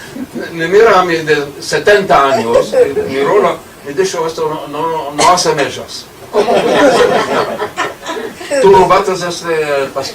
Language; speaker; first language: Spanish; early bilingual, heritage; Ladino